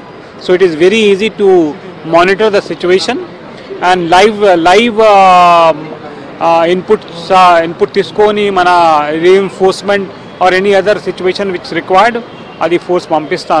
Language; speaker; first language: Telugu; non-native, local second language; Urdu